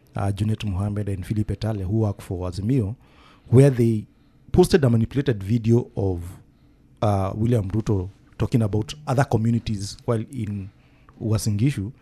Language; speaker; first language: English; non-native, local second language; Kikuyu